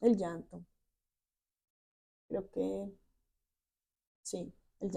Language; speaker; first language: Spanish; native; Spanish